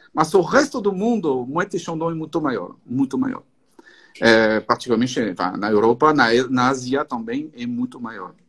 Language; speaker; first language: Portuguese; non-native, fluent; French